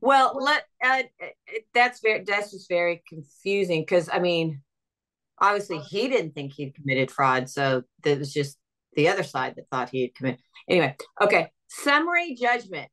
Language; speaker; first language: English; native; English